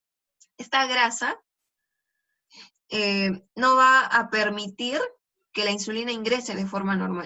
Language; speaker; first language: Spanish; native; Spanish